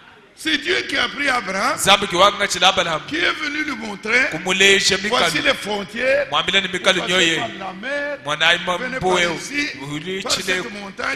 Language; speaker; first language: French; non-native, local second language; Luba-Lulua